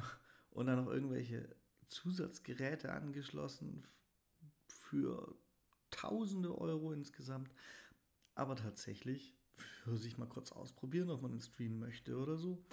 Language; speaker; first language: German; native; German